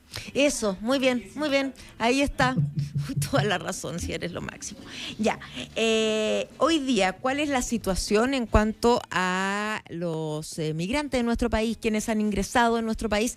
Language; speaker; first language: Spanish; native; Spanish